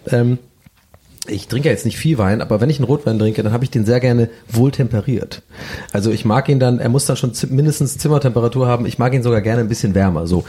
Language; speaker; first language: German; native; German